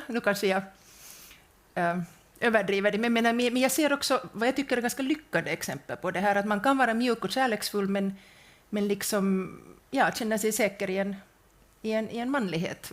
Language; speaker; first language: Swedish; native; Swedish